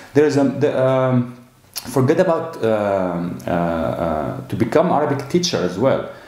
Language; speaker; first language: English; non-native, fluent; Arabic